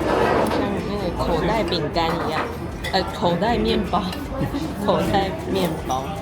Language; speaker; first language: Chinese; non-native, fluent; Serbian